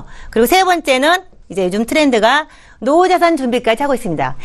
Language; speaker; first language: Korean; native; Korean